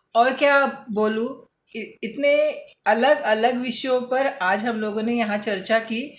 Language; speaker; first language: Hindi; native; Hindi